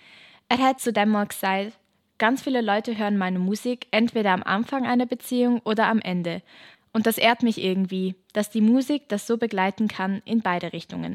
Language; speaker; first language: German; native; German